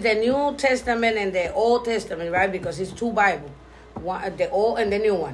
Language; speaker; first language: English; non-native, learner; Spanish